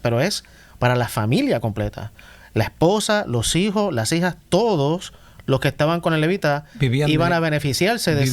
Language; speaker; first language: Spanish; native; Spanish